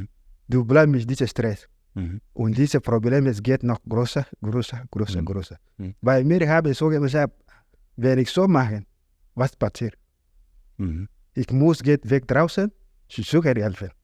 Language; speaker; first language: German; non-native, learner; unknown